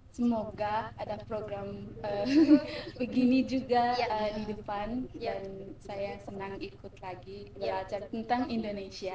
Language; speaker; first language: Indonesian; non-native, learner; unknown